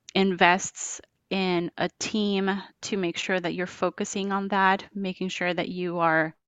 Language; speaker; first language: English; non-native, fluent; Spanish